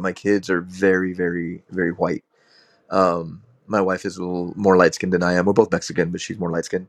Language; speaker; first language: English; native; English